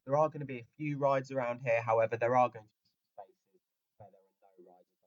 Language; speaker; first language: English; native; English